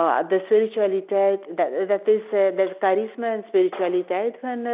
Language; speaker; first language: Dutch; non-native, learner; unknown